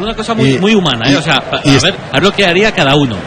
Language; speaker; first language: Spanish; native; Spanish